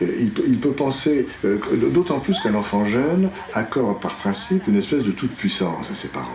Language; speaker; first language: French; native; French